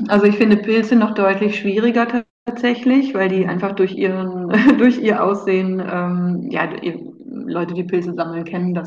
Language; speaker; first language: German; native; German